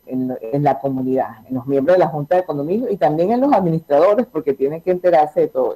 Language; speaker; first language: Spanish; native; Spanish